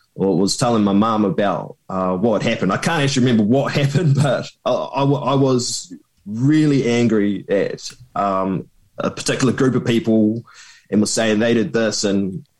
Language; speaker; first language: English; native; English